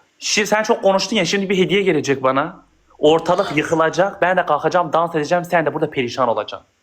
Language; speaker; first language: Turkish; native; Turkish